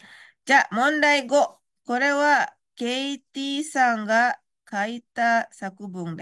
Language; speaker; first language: Japanese; non-native, fluent; Indonesian